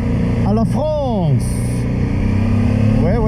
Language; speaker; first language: French; non-native, learner; English